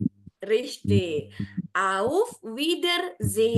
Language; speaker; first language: German; non-native, fluent; Indonesian